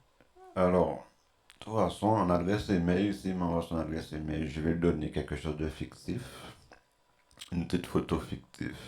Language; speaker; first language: French; native; French